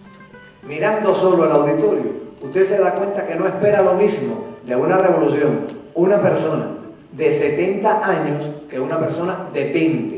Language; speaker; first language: Spanish; native; Spanish